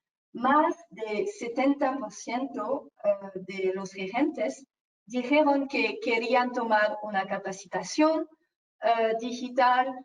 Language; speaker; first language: Spanish; non-native, fluent; French